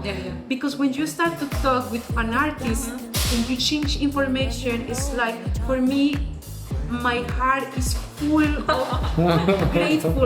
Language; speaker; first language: English; non-native, fluent; Spanish